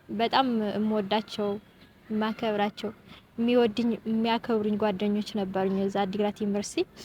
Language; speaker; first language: Amharic; non-native, local second language; Tigrinya